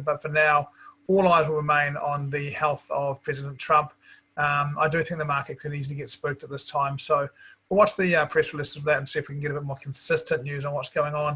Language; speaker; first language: English; native; English